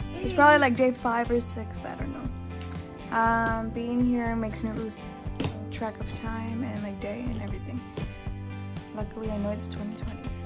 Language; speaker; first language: English; early bilingual, other home language; Spanish